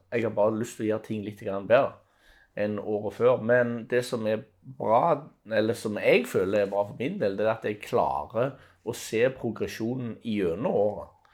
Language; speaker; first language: Norwegian; native; Norwegian